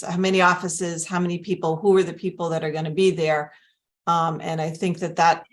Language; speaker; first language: English; native; English